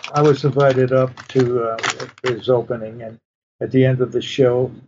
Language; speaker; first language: English; early bilingual, other home language; Polish